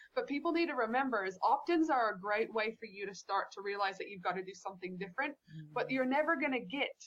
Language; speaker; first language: English; native; English